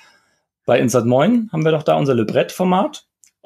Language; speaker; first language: German; native; German